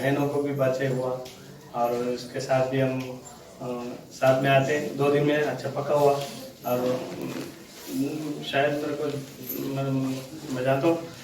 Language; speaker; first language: Hindi; non-native, local second language; Telugu